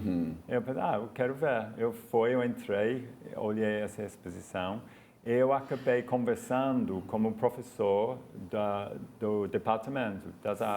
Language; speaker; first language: Portuguese; non-native, fluent; English